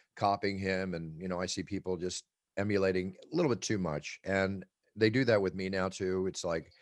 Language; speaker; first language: English; native; English